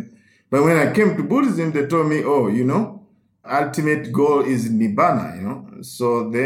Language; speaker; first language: English; non-native, local second language; Ganda